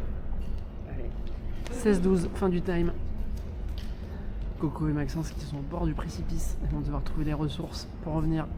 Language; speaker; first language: French; native; French